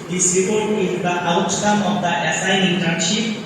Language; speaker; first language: English; non-native, local second language; Bangla